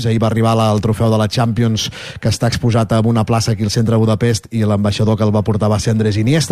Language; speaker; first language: Catalan; native; Catalan